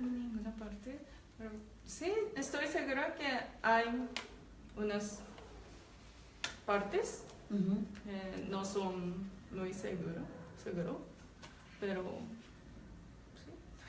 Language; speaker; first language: Spanish; non-native, learner; Japanese